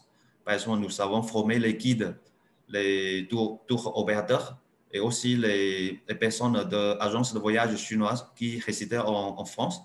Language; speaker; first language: French; non-native, learner; Chinese